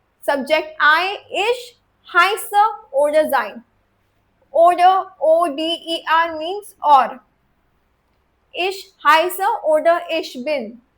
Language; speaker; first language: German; non-native, fluent; Hindi